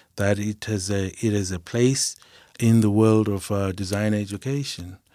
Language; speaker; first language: English; non-native, local second language; Shona